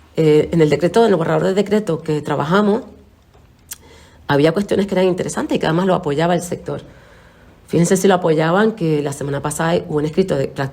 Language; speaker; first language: Spanish; native; Spanish